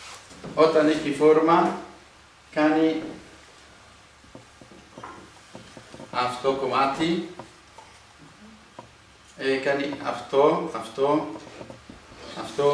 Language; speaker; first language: Greek; non-native, learner; Italian